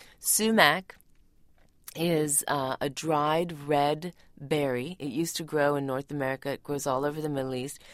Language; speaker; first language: English; early bilingual, other home language; Tamil